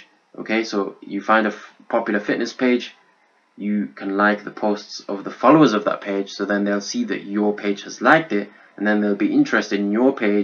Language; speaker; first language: English; native; English